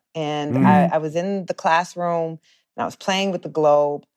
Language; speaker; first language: English; native; English